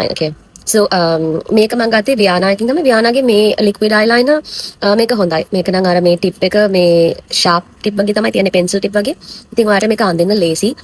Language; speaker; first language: Sinhala; non-native, local second language; Tamil